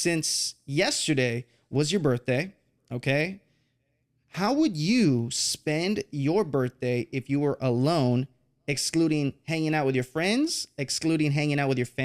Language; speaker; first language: English; native; English